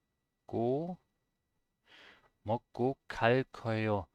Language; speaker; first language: Korean; non-native, learner; English